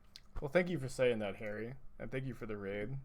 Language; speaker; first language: English; native; English